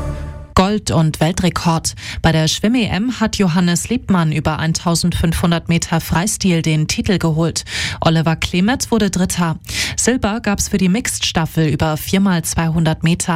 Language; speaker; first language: German; native; German